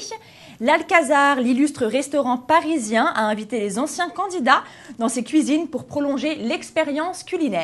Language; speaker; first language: French; native; French